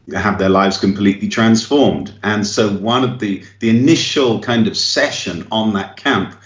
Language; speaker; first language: English; native; English